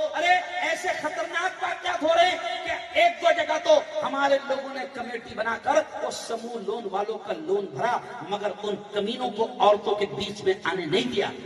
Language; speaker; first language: Urdu; native; Urdu